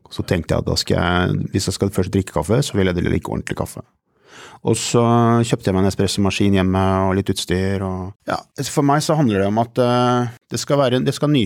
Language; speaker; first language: Norwegian; native; Norwegian